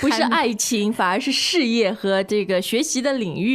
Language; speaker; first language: Chinese; native; Chinese